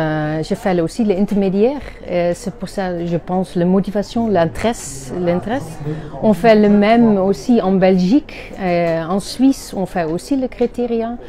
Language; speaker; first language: French; non-native, learner; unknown